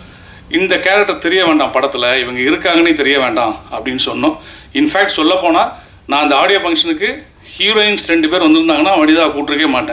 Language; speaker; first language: Tamil; native; Tamil